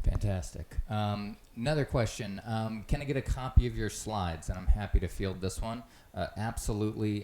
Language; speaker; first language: English; native; English